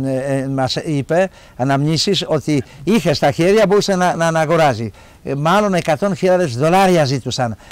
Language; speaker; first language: Greek; non-native, fluent; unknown